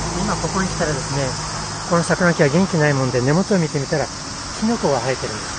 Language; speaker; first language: Japanese; native; Japanese